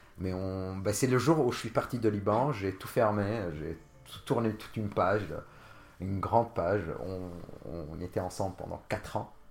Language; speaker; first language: French; non-native, local second language; Arabic